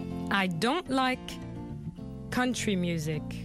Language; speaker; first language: English; non-native, fluent; French